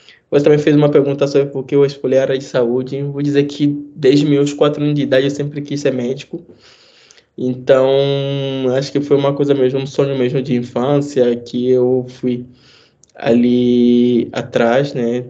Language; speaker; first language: Portuguese; non-native, fluent; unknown